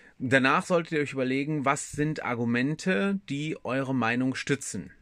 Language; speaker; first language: German; native; German